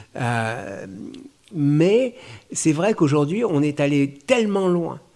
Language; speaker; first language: French; native; French